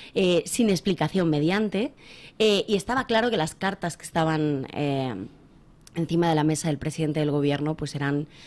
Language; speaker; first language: Spanish; native; Spanish